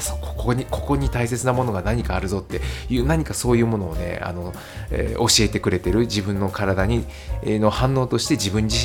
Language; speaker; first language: Japanese; native; Japanese